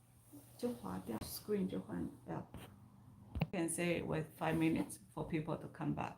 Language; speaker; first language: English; non-native, fluent; Chinese